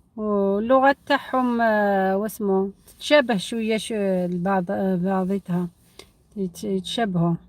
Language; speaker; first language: Arabic; non-native, local second language; Kabyle